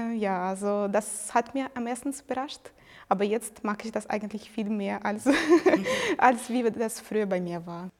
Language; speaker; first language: German; non-native, fluent; Ukrainian